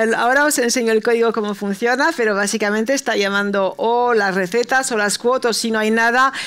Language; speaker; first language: Spanish; early bilingual, heritage; Spanish